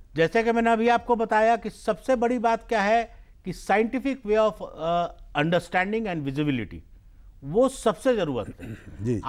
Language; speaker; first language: Hindi; native; Hindi